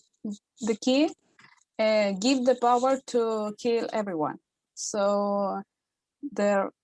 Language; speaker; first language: English; non-native, learner; Spanish